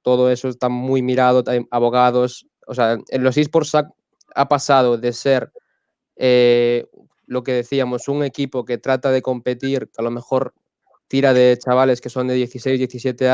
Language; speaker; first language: Spanish; native; Spanish